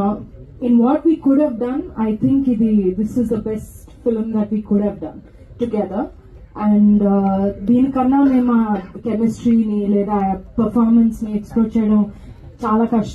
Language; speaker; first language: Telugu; non-native, fluent; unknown